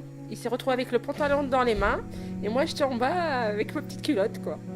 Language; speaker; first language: French; native; French